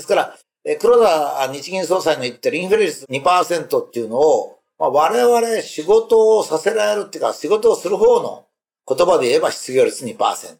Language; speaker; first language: Japanese; native; Japanese